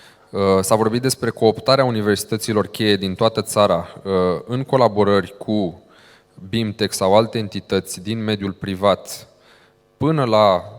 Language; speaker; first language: Romanian; native; Romanian